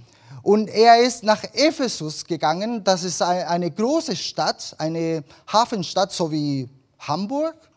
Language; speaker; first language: German; early bilingual, other home language; Spanish